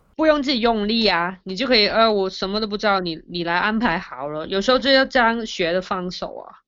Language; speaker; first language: Chinese; non-native, fluent; Cantonese